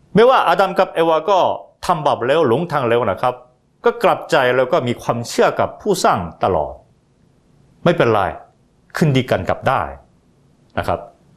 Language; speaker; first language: Thai; non-native, fluent; Korean